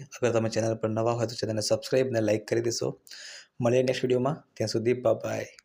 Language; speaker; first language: Gujarati; non-native, local second language; Hindi